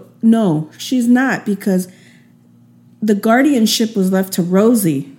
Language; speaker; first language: English; early bilingual, other home language; Spanish